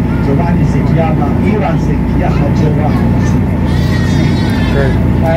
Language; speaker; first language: Italian; non-native, local second language; Croatian